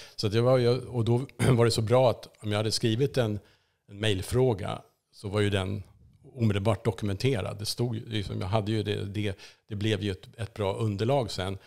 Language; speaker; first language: Swedish; native; Swedish